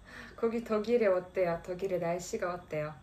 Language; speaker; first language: Korean; non-native, fluent; Kazakh